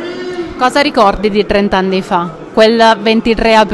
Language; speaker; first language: Italian; native; Italian